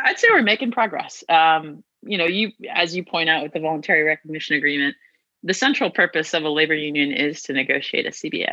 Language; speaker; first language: English; native; English